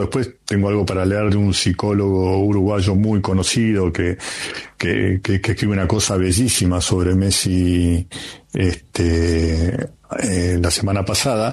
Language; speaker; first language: Spanish; native; Spanish